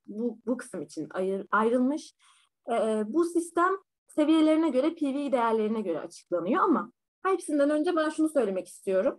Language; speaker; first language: Turkish; native; Turkish